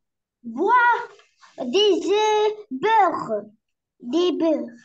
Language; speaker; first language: French; non-native, learner; Arabic